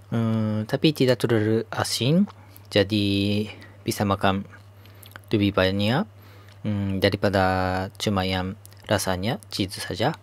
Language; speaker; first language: Indonesian; non-native, learner; Japanese